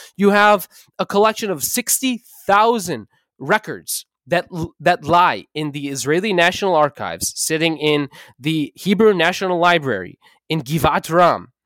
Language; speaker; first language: English; native; English